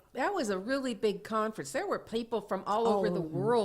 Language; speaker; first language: English; native; English